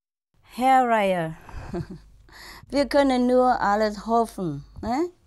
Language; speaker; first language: German; non-native, learner; Vietnamese